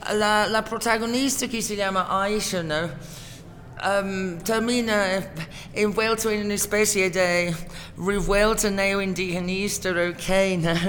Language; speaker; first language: Spanish; non-native, fluent; English